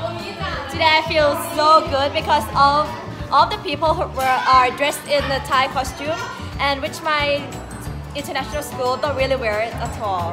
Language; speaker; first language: English; non-native, fluent; Thai